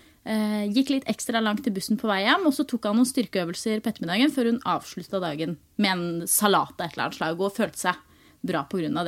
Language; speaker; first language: Norwegian; native; Norwegian